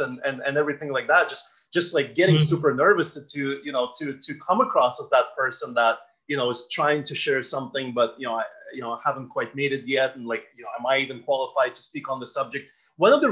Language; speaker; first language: English; non-native, fluent; Ukrainian